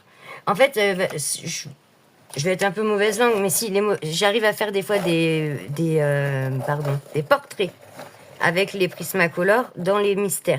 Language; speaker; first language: French; native; French